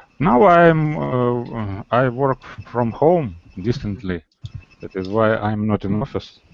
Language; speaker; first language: English; non-native, learner; Russian